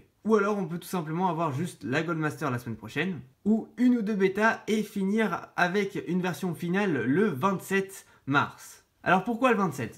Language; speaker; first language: French; native; French